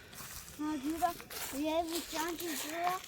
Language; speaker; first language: Armenian; early bilingual, heritage; Armenian